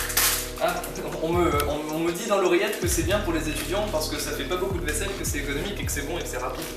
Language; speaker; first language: French; native; French